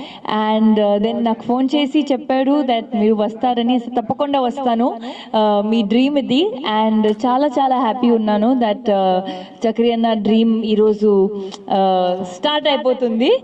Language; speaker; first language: Telugu; non-native, local second language; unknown